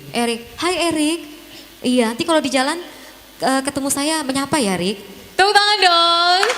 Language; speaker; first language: Indonesian; native; Indonesian